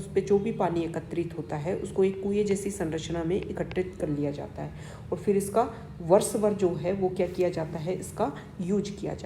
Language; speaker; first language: Hindi; native; Hindi